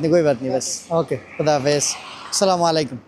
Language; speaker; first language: Hindi; non-native, learner; Bangla